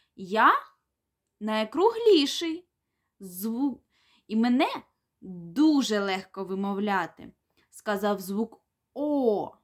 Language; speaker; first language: Ukrainian; native; Ukrainian